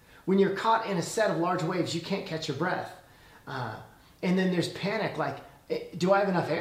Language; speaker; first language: English; native; English